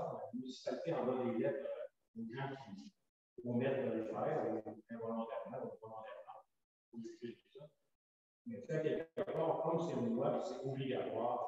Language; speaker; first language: French; native; French